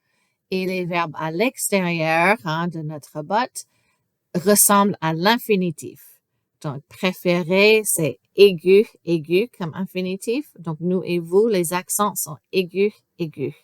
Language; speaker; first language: French; non-native, fluent; English